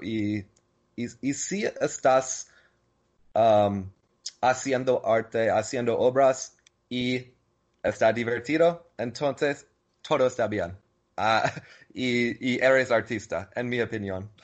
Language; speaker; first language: Spanish; non-native, learner; English